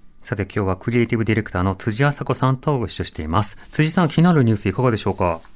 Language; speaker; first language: Japanese; native; Japanese